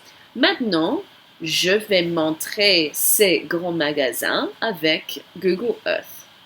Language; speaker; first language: French; non-native, fluent; English